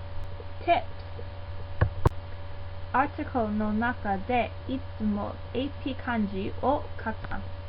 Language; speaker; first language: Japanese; non-native, learner; English